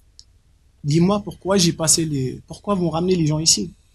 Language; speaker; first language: French; non-native, local second language; Arabic